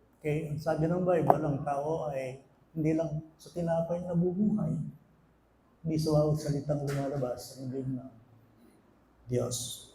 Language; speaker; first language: Filipino; non-native, local second language; Pampanga